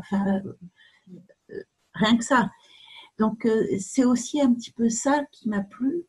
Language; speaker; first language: French; native; French